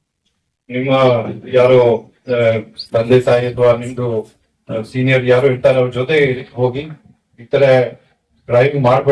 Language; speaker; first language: Kannada; non-native, fluent; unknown